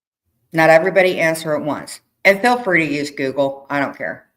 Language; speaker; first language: English; native; English